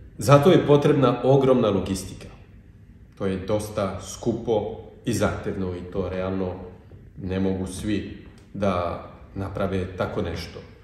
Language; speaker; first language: Bosnian; non-native, fluent; French